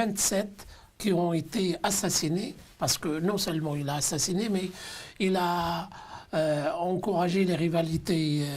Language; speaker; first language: French; non-native, local second language; Arabic